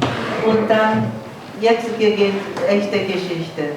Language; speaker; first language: German; non-native, fluent; Korean